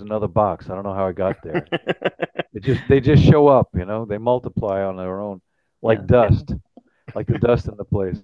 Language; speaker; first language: English; native; English